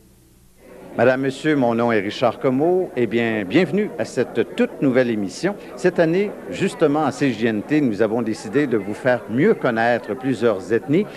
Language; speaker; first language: French; native; French